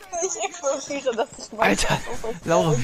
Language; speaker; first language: German; native; German